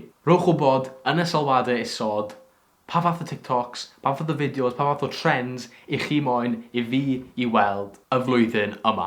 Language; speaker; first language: Welsh; native; Welsh